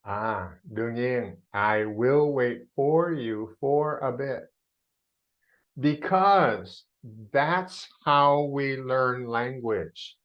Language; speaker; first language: English; non-native, fluent; Vietnamese